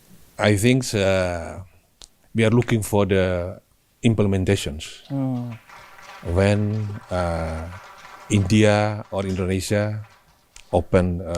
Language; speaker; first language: English; non-native, learner; Indonesian